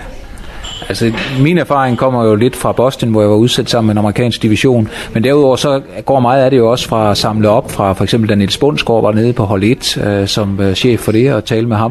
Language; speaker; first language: Danish; native; Danish